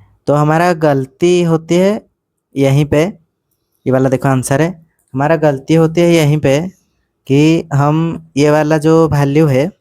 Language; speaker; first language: Hindi; native; Hindi